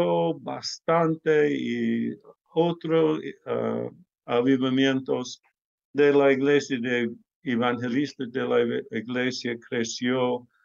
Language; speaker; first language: Spanish; non-native, learner; English